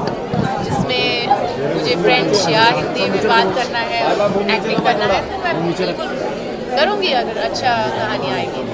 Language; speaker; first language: Hindi; non-native, local second language; French